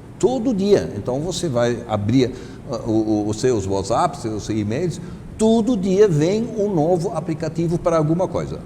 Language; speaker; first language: Portuguese; non-native, fluent; German